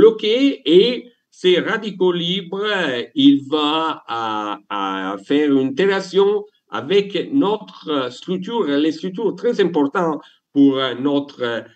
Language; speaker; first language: French; non-native, learner; Italian